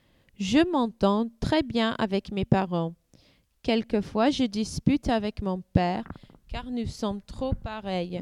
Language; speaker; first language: French; non-native, learner; English